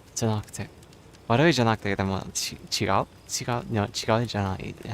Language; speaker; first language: Japanese; non-native, learner; English